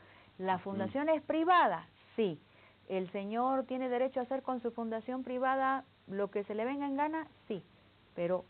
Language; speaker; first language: Spanish; native; Spanish